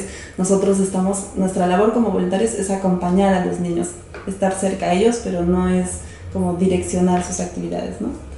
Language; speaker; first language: Spanish; native; Spanish